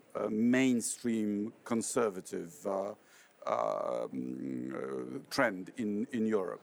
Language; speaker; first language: English; non-native, fluent; Polish